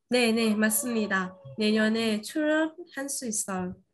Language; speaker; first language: Korean; non-native, learner; Vietnamese